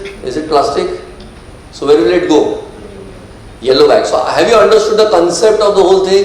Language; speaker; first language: English; non-native, local second language; Marathi